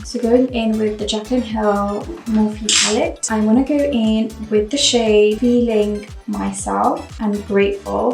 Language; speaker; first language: English; native; English